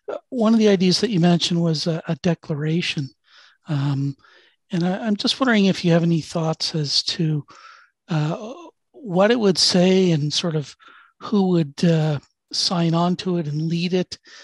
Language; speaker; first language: English; native; English